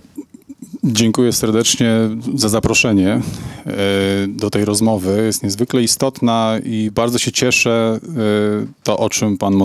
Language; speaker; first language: Polish; native; Polish